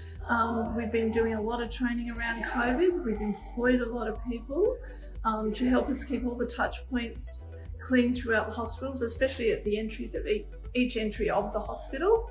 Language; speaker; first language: English; native; English